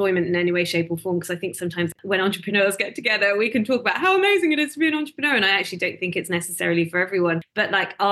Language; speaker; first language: English; native; English